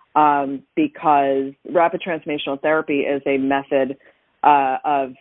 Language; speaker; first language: English; native; English